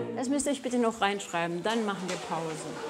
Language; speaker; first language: German; native; German